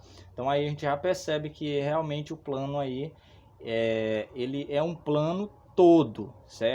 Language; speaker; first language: Portuguese; native; Portuguese